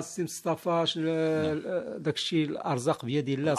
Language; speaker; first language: Arabic; native; Arabic